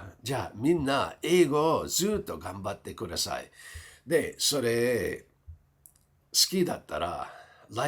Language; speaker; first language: Japanese; non-native, fluent; English